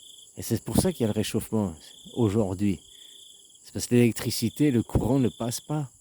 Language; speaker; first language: French; native; French